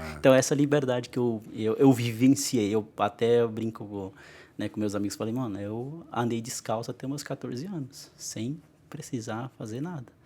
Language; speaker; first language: Portuguese; non-native, local second language; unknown